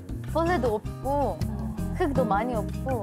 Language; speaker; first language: Korean; non-native, learner; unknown